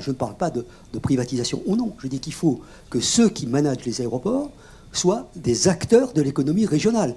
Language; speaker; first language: French; native; French